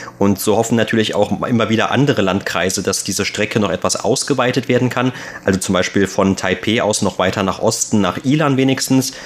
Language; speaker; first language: German; native; German